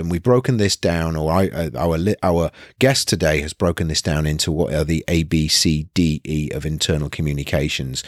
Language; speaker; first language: English; native; English